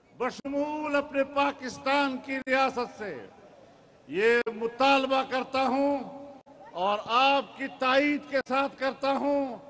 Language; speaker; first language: Urdu; non-native, local second language; Pashto